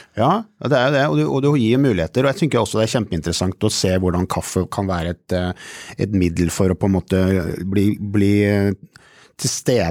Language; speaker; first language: Norwegian; native; Norwegian